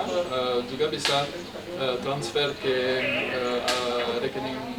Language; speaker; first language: Indonesian; non-native, fluent; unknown